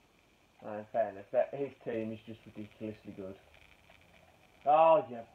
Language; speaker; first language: English; native; English